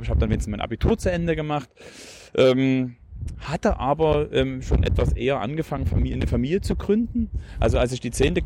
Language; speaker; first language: German; native; German